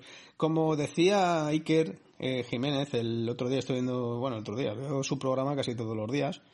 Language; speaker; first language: Spanish; native; Spanish